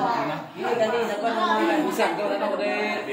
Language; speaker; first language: Indonesian; non-native, local second language; Iban